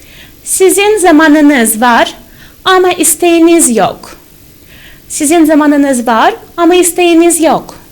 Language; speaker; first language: Turkish; non-native, fluent; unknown